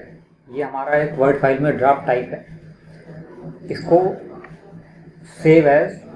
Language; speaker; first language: Hindi; native; Hindi